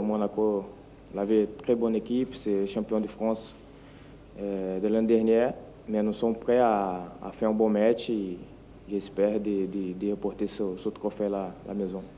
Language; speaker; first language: French; non-native, fluent; Portuguese